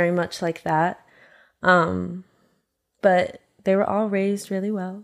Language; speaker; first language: English; native; English